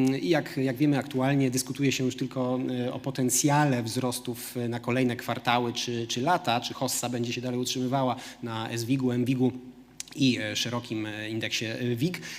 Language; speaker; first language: Polish; native; Polish